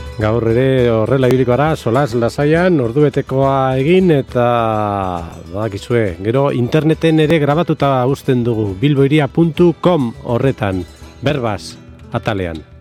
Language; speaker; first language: Basque; native; Basque